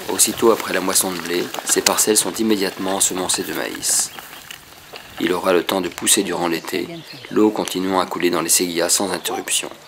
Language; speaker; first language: French; native; French